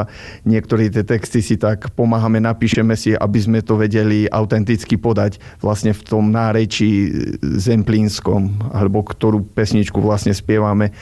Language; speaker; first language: Slovak; native; Slovak